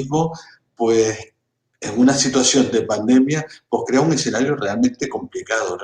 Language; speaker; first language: Spanish; native; Spanish